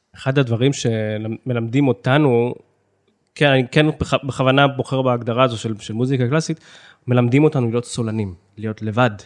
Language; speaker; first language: Hebrew; native; Hebrew